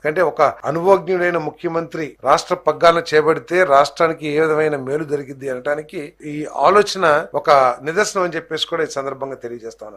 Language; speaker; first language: Telugu; native; Telugu